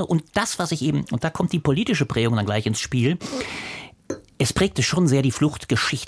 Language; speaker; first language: German; native; German